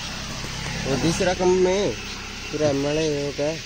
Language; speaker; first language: Hindi; non-native, local second language; Kannada